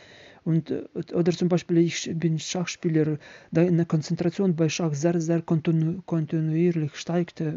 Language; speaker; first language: German; non-native, learner; Ukrainian